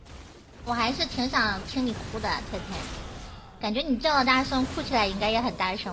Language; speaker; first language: Chinese; native; Chinese